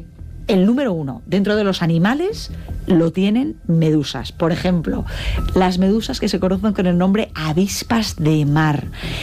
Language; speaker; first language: Spanish; native; Spanish